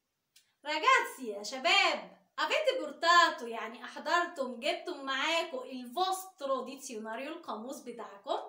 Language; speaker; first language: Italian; non-native, fluent; Arabic